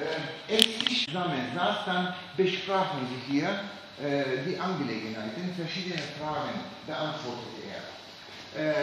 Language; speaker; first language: German; non-native, fluent; Turkish